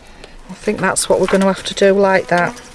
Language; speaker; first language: English; native; English